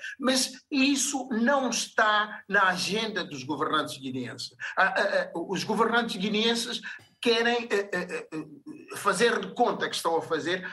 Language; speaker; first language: Portuguese; non-native, local second language; Upper Guinea Crioulo